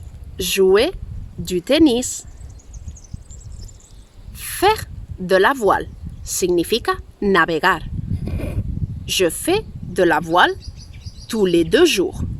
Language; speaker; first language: French; non-native, fluent; Spanish